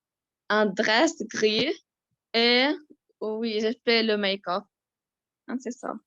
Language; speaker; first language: French; non-native, learner; Arabic